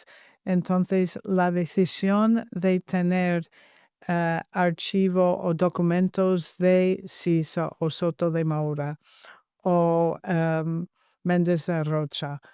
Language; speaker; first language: Spanish; non-native, fluent; English